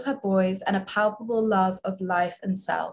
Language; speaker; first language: English; native; English